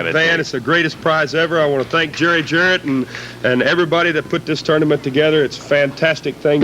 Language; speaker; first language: English; native; English